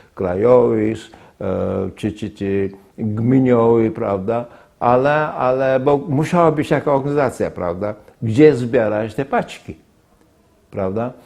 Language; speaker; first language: Polish; non-native, fluent; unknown